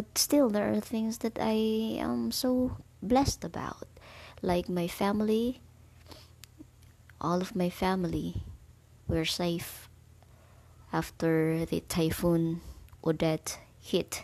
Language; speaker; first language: English; non-native, local second language; Cebuano